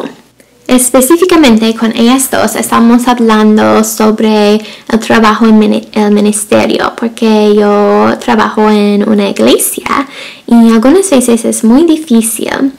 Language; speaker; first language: Spanish; non-native, fluent; English